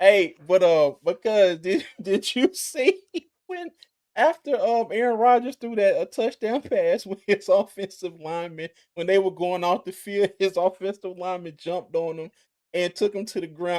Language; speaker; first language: English; native; English